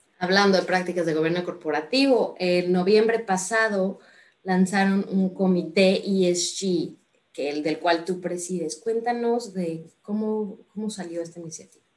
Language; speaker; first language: Spanish; native; Spanish